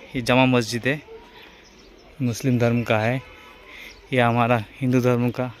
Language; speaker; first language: Hindi; non-native, local second language; Odia